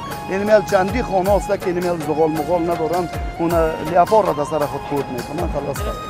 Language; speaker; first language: Persian; native; Persian